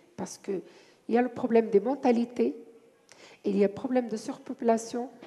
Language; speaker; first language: French; non-native, local second language; Arabic